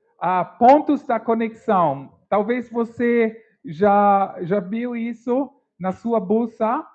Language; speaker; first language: Portuguese; non-native, learner; English